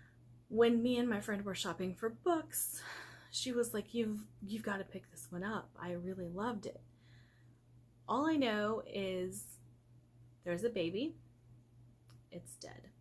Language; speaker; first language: English; native; English